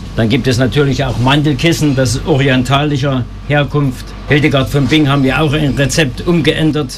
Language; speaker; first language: German; native; German